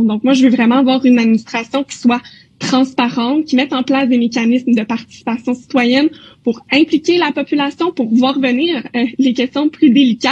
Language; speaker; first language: French; native; French